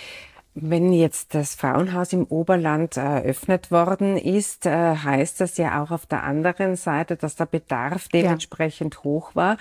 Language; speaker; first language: German; native; German